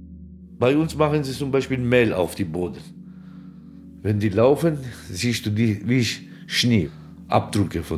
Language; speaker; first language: German; non-native, local second language; Turkish